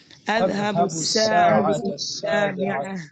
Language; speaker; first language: Arabic; non-native, learner; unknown